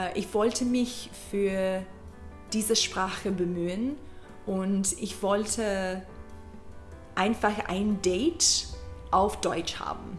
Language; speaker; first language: German; non-native, learner; English